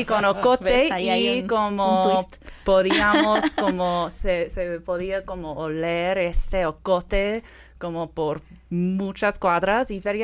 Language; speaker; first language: Spanish; non-native, fluent; Persian